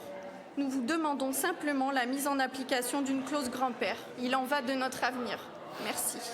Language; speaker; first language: French; native; French